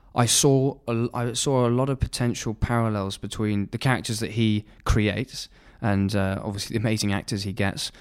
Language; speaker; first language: English; native; English